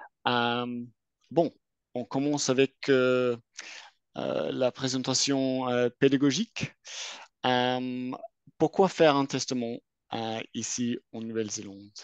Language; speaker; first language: French; non-native, fluent; English